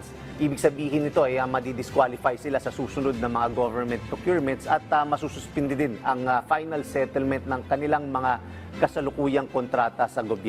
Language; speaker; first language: Filipino; native; Filipino